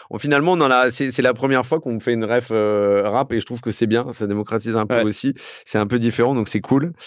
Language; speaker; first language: French; native; French